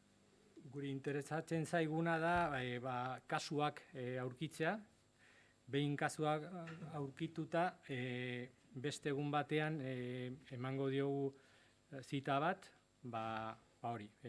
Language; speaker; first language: Basque; non-native, local second language; Spanish